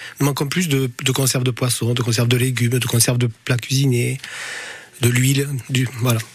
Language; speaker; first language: French; native; French